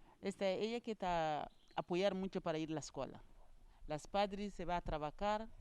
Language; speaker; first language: Spanish; non-native, learner; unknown